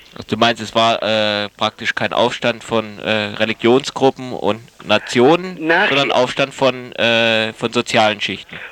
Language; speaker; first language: German; native; German